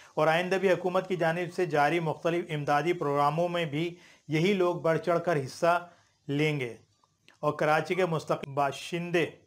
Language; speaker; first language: Urdu; native; Urdu